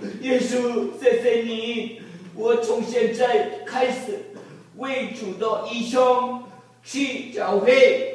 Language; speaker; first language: Chinese; non-native, learner; Korean